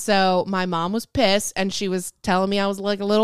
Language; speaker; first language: English; native; English